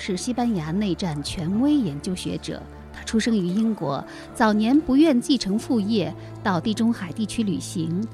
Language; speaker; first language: Chinese; native; Chinese